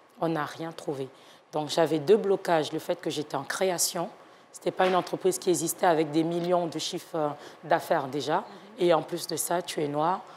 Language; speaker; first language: French; non-native, local second language; Yoruba